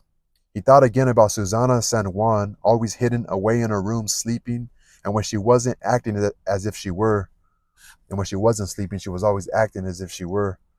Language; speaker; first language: English; native; English